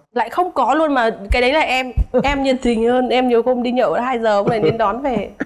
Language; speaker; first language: Vietnamese; native; Vietnamese